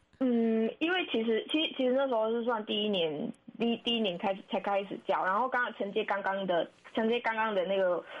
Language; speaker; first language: Chinese; native; Chinese